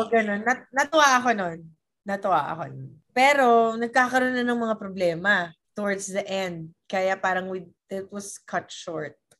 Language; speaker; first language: Filipino; native; Filipino